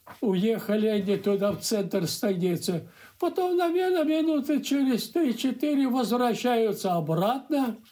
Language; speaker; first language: Russian; native; Russian